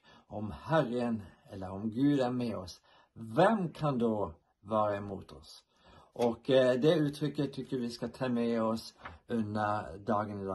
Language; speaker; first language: Swedish; non-native, fluent; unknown